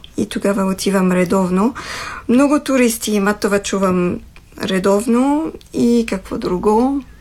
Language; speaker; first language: Bulgarian; non-native, fluent; French